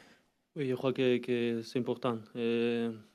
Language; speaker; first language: French; non-native, learner; Spanish